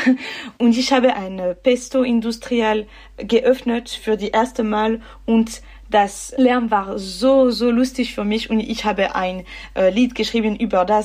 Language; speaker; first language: German; non-native, local second language; French